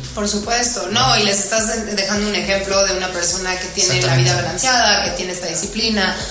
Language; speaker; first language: Spanish; early bilingual, heritage; Spanish